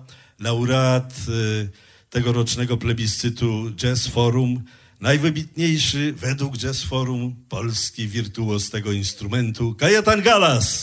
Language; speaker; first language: Polish; native; Polish